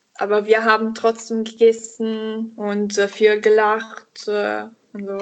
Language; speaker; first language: German; non-native, learner; Italian